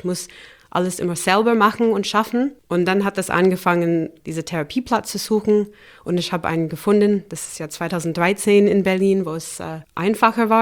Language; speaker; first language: German; non-native, fluent; English